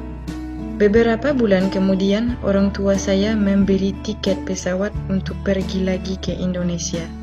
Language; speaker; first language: Indonesian; non-native, fluent; French